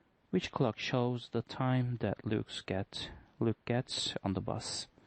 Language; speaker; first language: English; non-native, fluent; Turkish